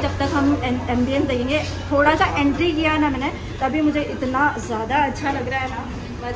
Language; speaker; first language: Hindi; native; Hindi